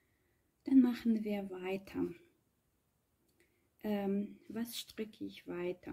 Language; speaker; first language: German; non-native, learner; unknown